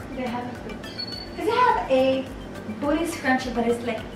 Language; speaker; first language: English; early bilingual, other home language; Spanish